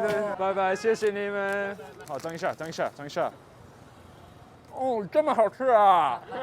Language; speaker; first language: Chinese; non-native, learner; English